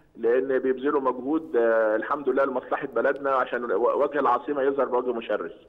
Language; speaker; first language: Egyptian Arabic; native; Egyptian Arabic